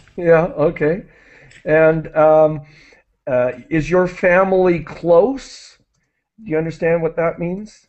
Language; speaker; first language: English; native; English